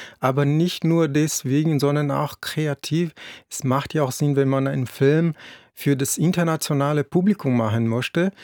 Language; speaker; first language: German; non-native, fluent; Portuguese